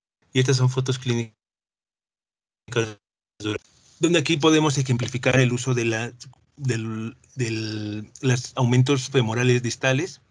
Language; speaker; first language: Spanish; native; Spanish